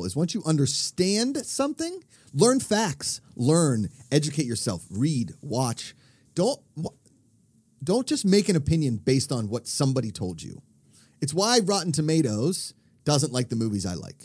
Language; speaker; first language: English; native; English